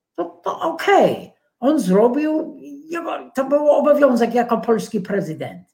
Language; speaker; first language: Polish; non-native, fluent; English